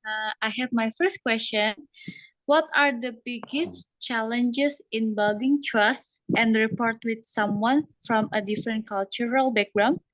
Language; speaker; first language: English; non-native, learner; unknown